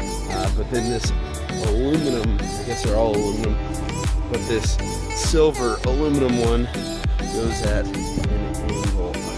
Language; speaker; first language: English; native; English